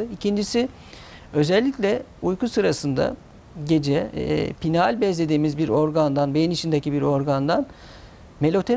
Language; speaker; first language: Turkish; native; Turkish